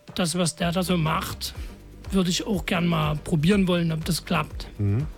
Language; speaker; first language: German; native; German